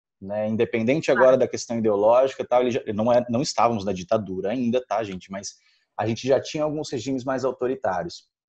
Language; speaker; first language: Portuguese; early bilingual, other home language; Spanish